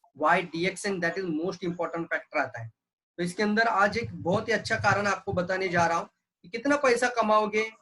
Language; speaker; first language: Hindi; non-native, local second language; Marathi